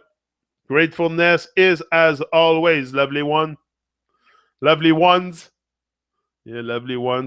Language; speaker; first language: English; non-native, fluent; French